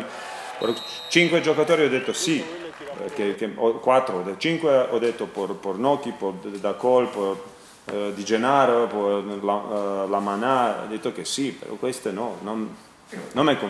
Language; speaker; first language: Italian; non-native, learner; Croatian